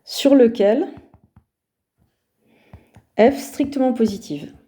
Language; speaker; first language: French; native; French